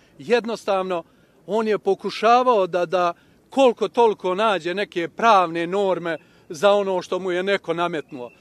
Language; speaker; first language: Serbian; native; Serbian